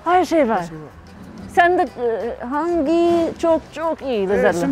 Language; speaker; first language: Turkish; non-native, learner; English